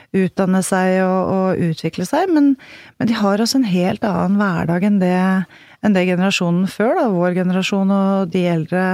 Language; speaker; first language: Norwegian; native; Norwegian